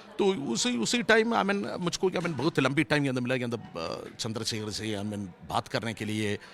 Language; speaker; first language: Hindi; non-native, local second language; Malayalam